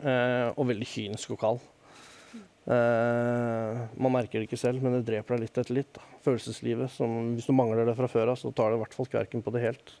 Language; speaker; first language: Norwegian; native; Norwegian